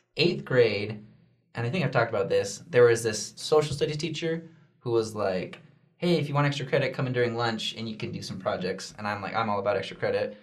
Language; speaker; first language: English; native; English